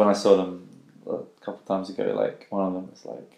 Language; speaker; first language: English; native; English